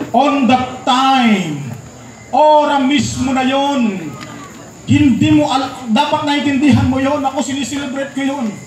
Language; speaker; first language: Filipino; non-native, local second language; Pampanga